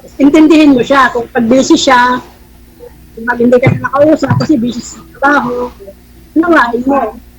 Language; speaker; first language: Filipino; non-native, local second language; Iloko